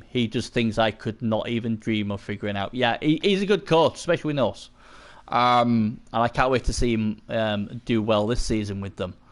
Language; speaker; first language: English; native; English